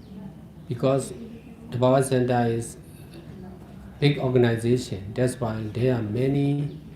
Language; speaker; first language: English; non-native, fluent; Burmese